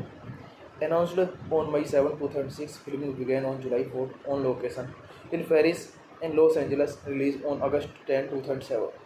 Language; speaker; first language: English; non-native, learner; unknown